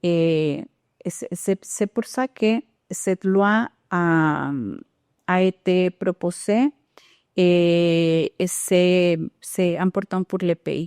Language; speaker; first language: French; non-native, fluent; Spanish